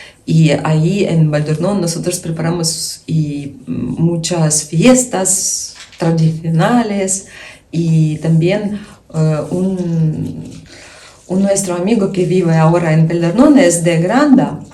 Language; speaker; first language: Spanish; non-native, learner; Ukrainian